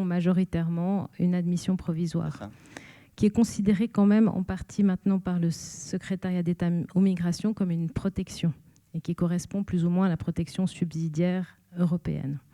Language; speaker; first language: French; native; French